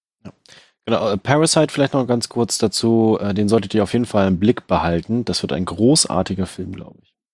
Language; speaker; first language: German; native; German